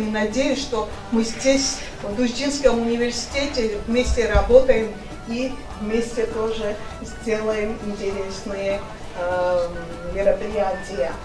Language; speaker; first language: Russian; non-native, fluent; Georgian